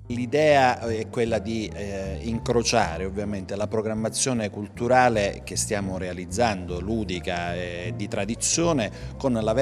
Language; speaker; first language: Italian; native; Italian